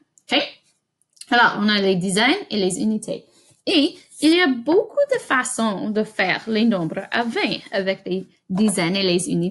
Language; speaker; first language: French; non-native, fluent; English